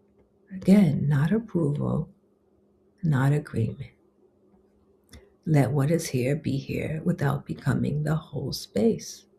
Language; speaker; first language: English; native; English